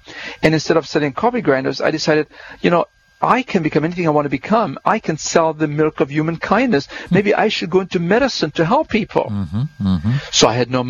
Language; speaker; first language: English; non-native, fluent; German